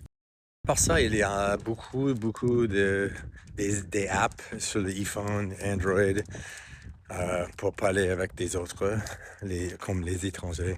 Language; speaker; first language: French; non-native, fluent; English